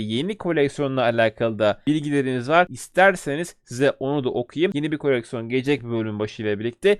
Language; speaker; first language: Turkish; native; Turkish